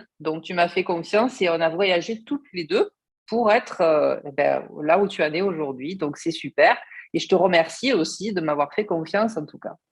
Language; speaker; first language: French; native; French